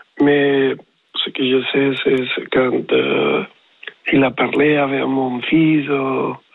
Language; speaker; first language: French; non-native, learner; Spanish